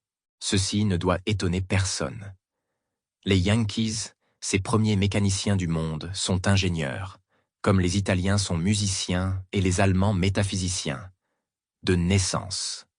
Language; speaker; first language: French; native; French